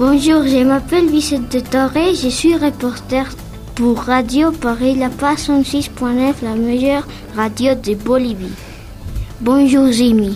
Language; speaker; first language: French; non-native, learner; Spanish